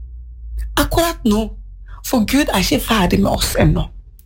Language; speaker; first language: Norwegian; non-native, fluent; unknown